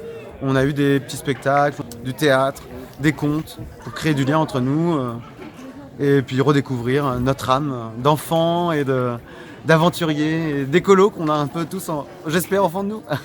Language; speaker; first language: French; native; French